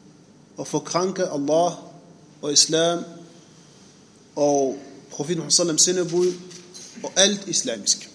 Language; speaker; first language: Danish; non-native, fluent; Arabic